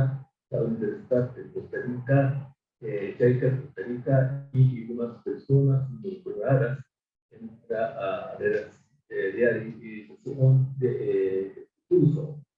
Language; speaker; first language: Spanish; non-native, fluent; Japanese